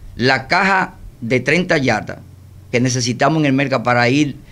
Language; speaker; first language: Spanish; native; Spanish